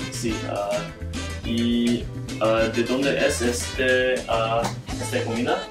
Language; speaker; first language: Spanish; non-native, learner; English